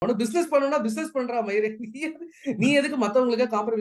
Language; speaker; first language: Tamil; native; Tamil